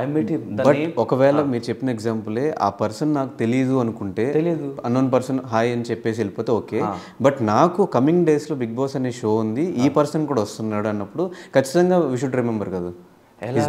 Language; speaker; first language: Telugu; native; Telugu